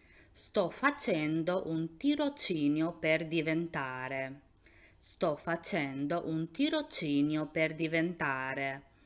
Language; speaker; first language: Italian; non-native, fluent; Albanian